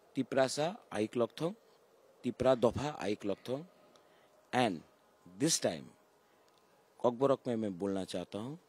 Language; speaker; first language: Hindi; non-native, local second language; Kok Borok